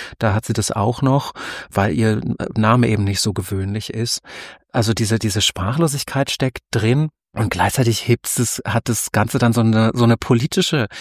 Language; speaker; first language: German; native; German